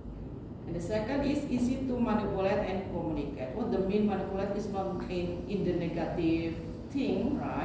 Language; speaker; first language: English; non-native, learner; Indonesian